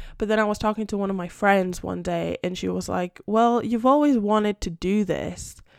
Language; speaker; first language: English; non-native, fluent; Spanish